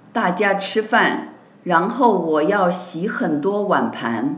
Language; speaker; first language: Chinese; non-native, learner; English